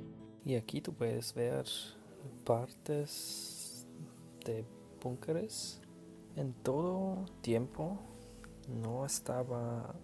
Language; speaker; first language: Spanish; non-native, learner; German